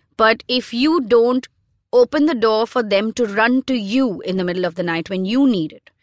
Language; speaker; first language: English; non-native, local second language; Hindi